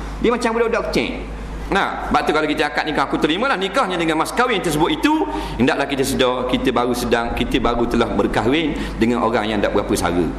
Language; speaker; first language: Malay; native; Malay